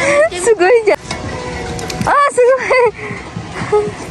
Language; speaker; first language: Japanese; non-native, fluent; Cebuano